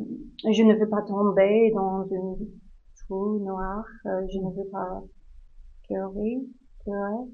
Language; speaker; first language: French; non-native, learner; English